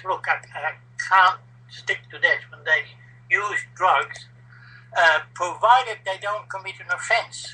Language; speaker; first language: English; non-native, fluent; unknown